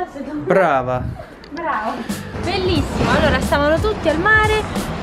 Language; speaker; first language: Italian; native; Italian